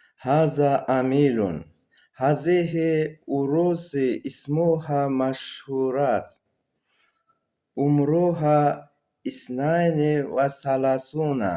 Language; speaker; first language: Arabic; non-native, learner; Uzbek